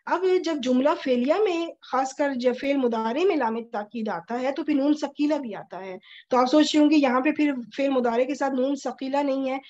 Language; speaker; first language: Urdu; native; Urdu